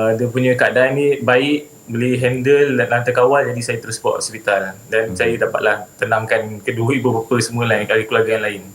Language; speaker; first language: Malay; native; Malay